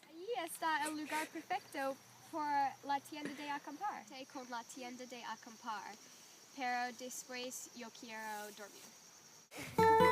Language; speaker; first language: Spanish; non-native, learner; English